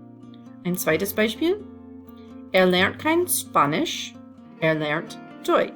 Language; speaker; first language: German; non-native, fluent; English